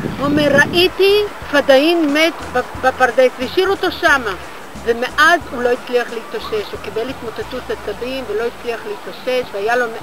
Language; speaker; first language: Hebrew; early bilingual, other home language; Bulgarian